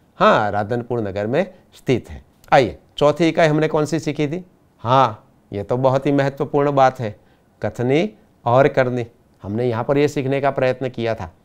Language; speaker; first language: Hindi; non-native, local second language; Gujarati